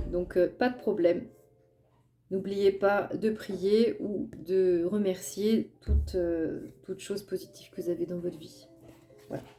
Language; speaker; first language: French; native; French